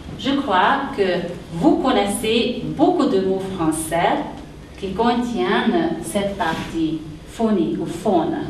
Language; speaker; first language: French; non-native, fluent; Hungarian